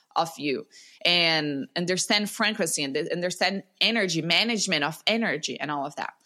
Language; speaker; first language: English; non-native, fluent; Portuguese